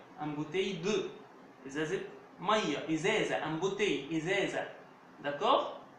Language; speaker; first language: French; non-native, fluent; Arabic